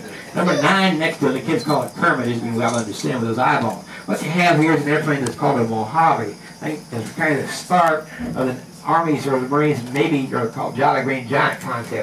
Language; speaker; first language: English; native; English